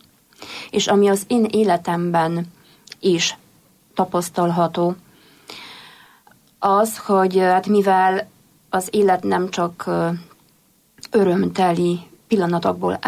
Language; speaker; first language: Hungarian; non-native, fluent; Polish